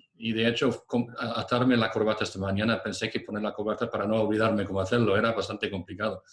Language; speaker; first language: Spanish; non-native, fluent; English